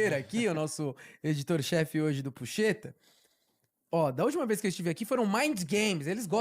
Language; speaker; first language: Portuguese; native; Portuguese